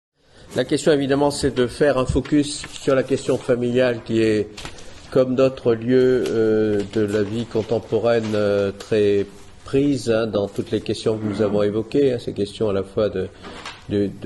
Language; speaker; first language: French; native; French